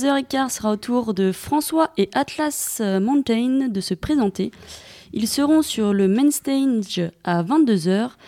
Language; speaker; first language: French; native; French